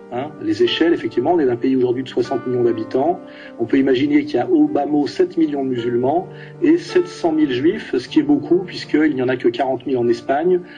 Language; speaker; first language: French; native; French